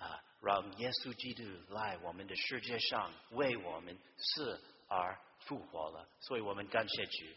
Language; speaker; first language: Chinese; early bilingual, heritage; Chinese